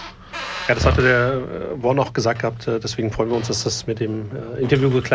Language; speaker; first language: German; native; German